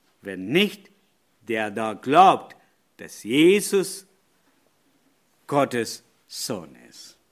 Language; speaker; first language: German; non-native, learner; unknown